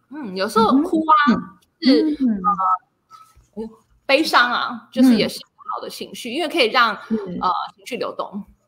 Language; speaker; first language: Chinese; native; Chinese